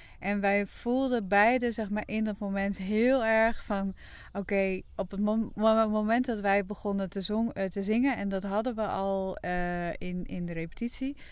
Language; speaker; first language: Dutch; non-native, local second language; Western Frisian